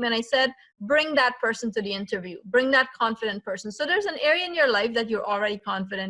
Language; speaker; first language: English; native; English